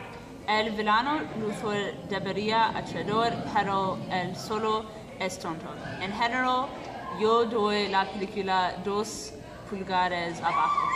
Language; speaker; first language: Spanish; non-native, learner; English